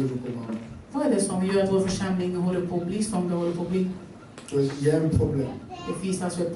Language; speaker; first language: Swedish; non-native, fluent; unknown